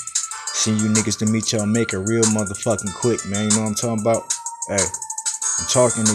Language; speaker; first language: English; native; English